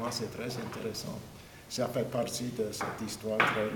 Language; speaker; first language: French; non-native, fluent; English